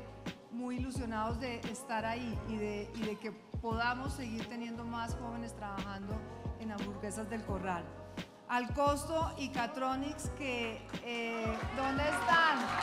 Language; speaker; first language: Spanish; native; Spanish